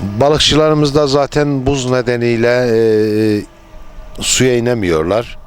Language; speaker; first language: Turkish; native; Turkish